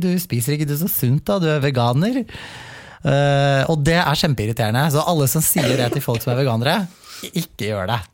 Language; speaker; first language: Norwegian; native; Norwegian